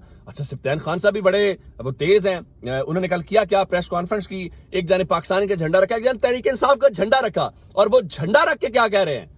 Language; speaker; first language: Urdu; native; Urdu